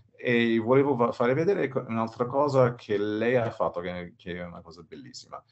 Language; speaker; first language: Italian; non-native, learner; English